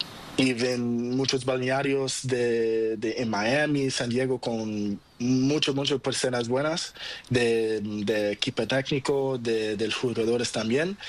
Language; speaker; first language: Spanish; non-native, learner; Portuguese